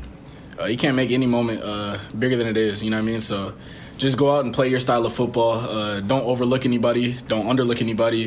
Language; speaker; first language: English; native; English